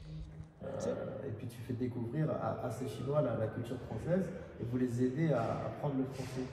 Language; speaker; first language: French; native; French